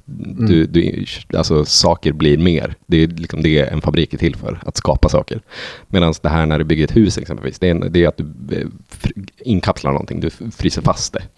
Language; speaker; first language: Swedish; native; Swedish